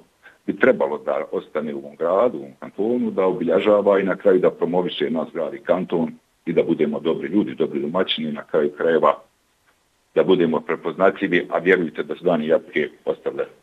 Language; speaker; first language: Bosnian; native; Bosnian